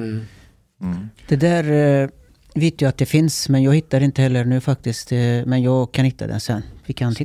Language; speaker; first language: Swedish; early bilingual, other home language; Turkish